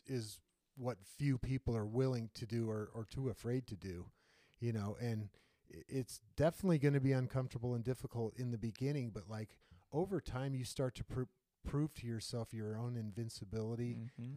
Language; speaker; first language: English; native; English